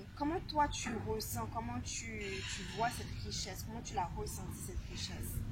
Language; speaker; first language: French; non-native, local second language; Haitian Creole